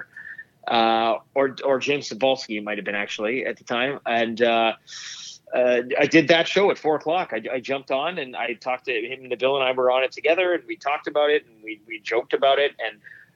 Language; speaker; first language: English; native; English